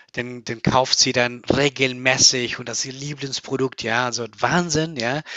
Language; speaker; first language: German; non-native, fluent; Spanish